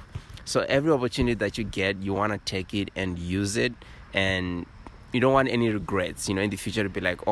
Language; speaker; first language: English; non-native, local second language; Kinyarwanda